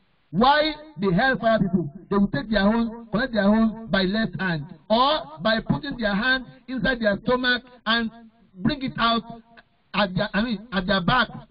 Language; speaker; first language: English; non-native, local second language; Yoruba